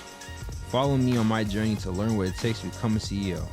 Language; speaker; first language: English; native; English